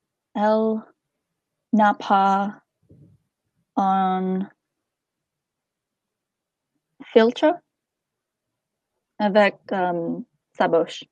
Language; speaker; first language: French; non-native, learner; English